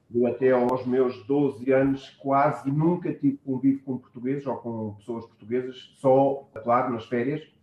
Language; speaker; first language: Portuguese; early bilingual, heritage; German